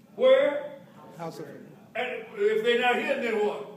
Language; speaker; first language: English; native; English